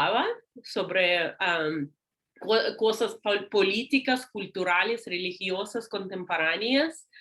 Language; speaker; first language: Spanish; non-native, learner; English